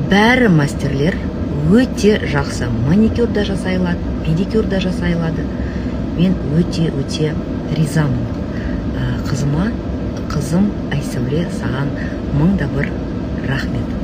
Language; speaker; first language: Kazakh; non-native, local second language; Russian